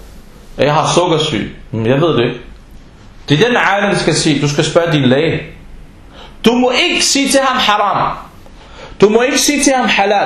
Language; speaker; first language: Danish; non-native, fluent; Arabic